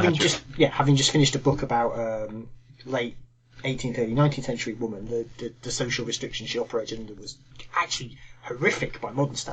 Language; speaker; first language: English; native; English